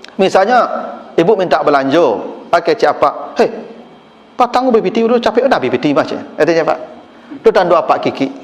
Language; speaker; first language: Malay; non-native, local second language; Minangkabau